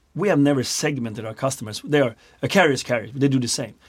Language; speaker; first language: English; non-native, fluent; Swedish